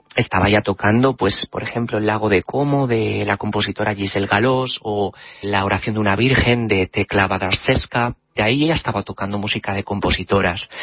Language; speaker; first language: Spanish; native; Spanish